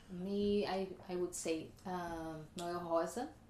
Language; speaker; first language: English; non-native, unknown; Portuguese